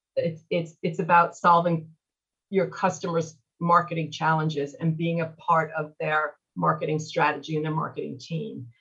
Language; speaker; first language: English; native; English